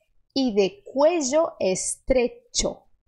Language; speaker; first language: Spanish; non-native, fluent; Portuguese